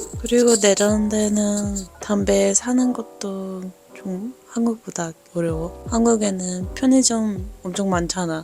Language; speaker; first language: Korean; non-native, fluent; Dutch